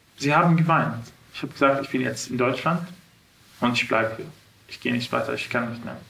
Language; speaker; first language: German; non-native, fluent; Arabic